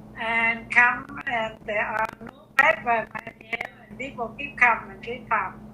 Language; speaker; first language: English; non-native, learner; Vietnamese